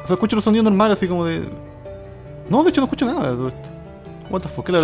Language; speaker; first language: Spanish; native; Spanish